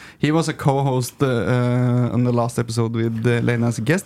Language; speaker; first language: English; non-native, fluent; Norwegian